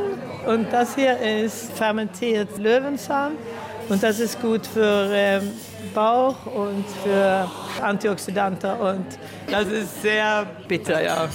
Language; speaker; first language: German; early bilingual, heritage; Swedish